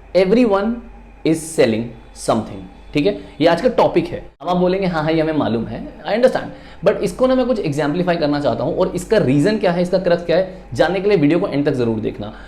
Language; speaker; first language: Hindi; native; Hindi